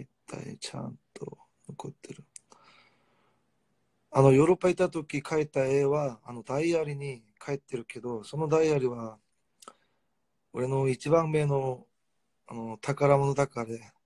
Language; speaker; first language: Japanese; non-native, fluent; Korean